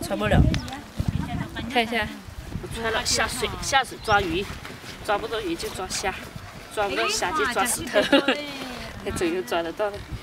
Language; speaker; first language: Chinese; native; Chinese